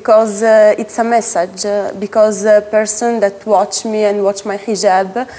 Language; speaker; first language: English; non-native, fluent; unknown